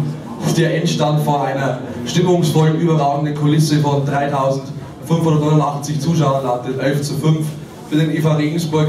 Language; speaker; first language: German; native; German